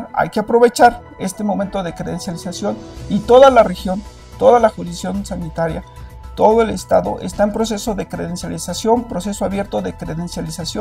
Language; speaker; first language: Spanish; native; Spanish